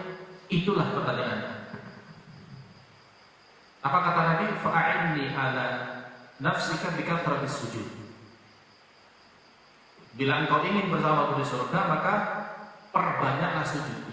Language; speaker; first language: Indonesian; native; Indonesian